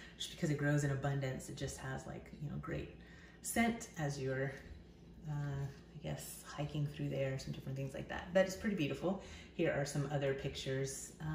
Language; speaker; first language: English; native; English